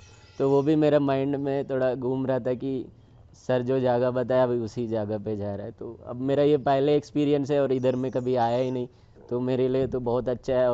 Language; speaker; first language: Hindi; non-native, local second language; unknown